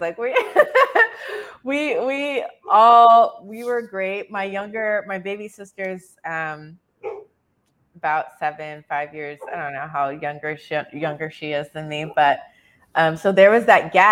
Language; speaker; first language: English; native; English